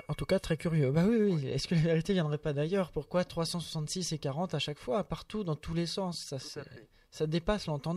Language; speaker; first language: French; native; French